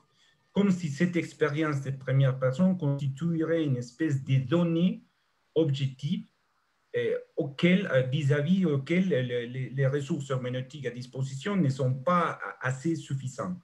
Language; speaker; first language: French; non-native, fluent; Spanish